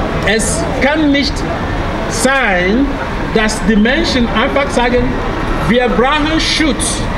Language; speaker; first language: German; non-native, fluent; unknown